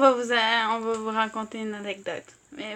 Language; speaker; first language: French; native; French